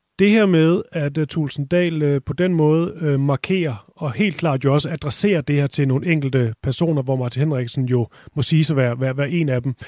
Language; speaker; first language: Danish; native; Danish